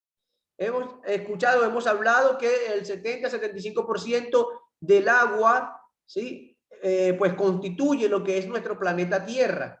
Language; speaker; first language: Spanish; native; Spanish